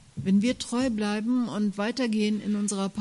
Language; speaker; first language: German; native; German